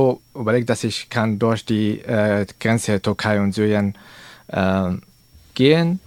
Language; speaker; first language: German; non-native, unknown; Arabic